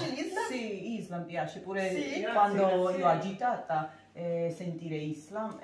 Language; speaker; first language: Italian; non-native, learner; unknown